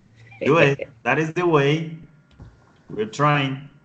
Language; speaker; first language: English; non-native, fluent; Spanish